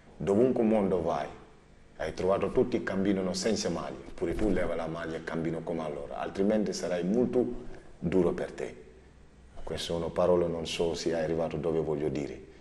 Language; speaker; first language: Italian; non-native, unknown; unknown